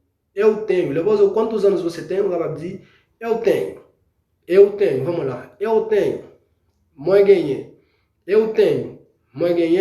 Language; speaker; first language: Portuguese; non-native, fluent; Haitian Creole